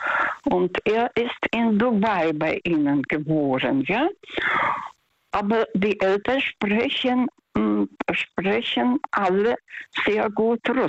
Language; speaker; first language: German; non-native, fluent; Russian